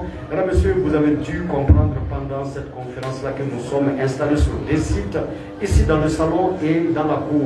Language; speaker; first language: French; native; French